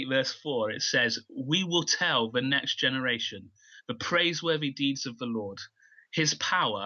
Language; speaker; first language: English; native; English